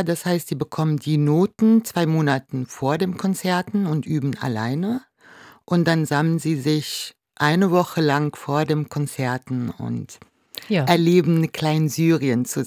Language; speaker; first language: German; non-native, fluent; Arabic